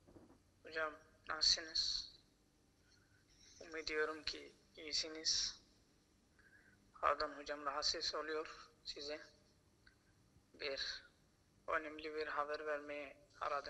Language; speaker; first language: Turkish; non-native, learner; Rohingya